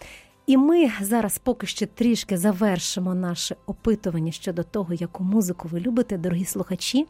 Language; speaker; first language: Ukrainian; native; Ukrainian